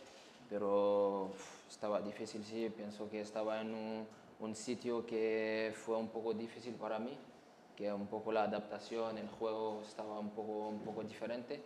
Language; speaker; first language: Spanish; non-native, learner; French